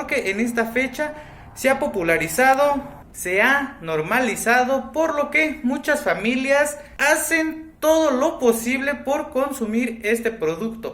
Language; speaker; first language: Spanish; native; Spanish